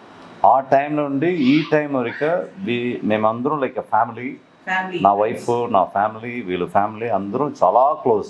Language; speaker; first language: Telugu; non-native, fluent; Tamil